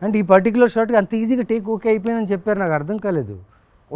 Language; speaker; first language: Telugu; native; Telugu